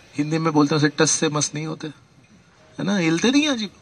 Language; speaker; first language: Hindi; non-native, local second language; Marathi